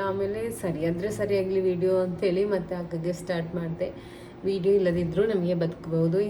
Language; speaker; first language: Kannada; non-native, local second language; Malayalam